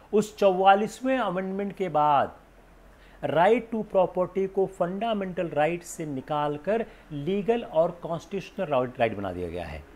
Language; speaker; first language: Hindi; native; Hindi